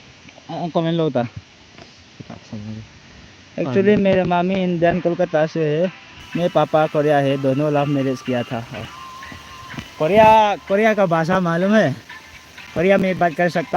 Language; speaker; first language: Hindi; non-native, local second language; Thado Chin